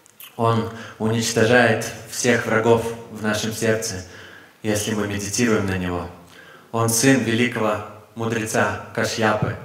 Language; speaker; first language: Russian; native; Russian